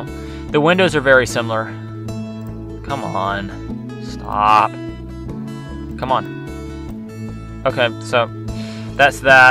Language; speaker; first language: English; native; English